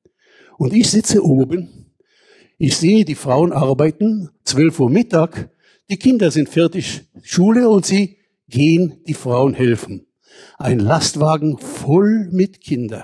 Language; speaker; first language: German; non-native, fluent; Hebrew